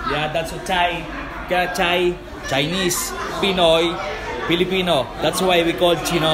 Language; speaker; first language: English; non-native, local second language; Filipino